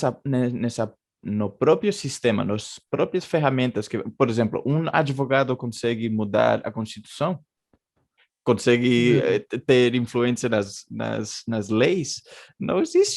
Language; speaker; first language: Portuguese; non-native, fluent; Spanish